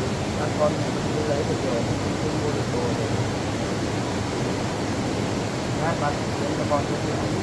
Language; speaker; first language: Vietnamese; native; Vietnamese